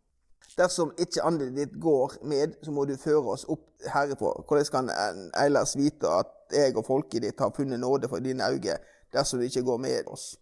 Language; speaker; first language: Norwegian; native; Norwegian